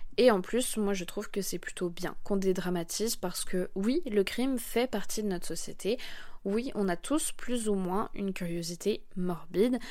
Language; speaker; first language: French; native; French